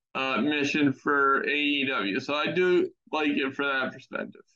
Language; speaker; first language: English; native; English